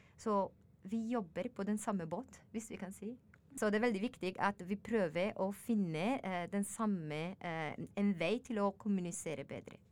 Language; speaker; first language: Norwegian; non-native, learner; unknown